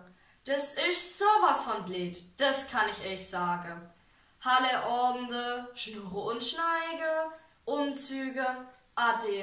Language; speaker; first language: German; native; German